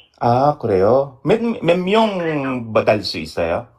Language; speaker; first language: Korean; non-native, learner; Filipino